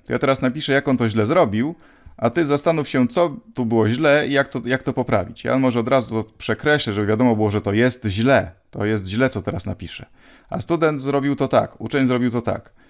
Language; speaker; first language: Polish; native; Polish